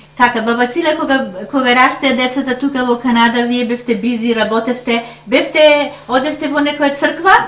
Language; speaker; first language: Macedonian; early bilingual, heritage; Macedonian